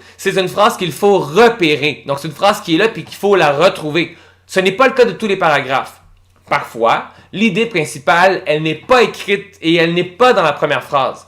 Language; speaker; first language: French; native; French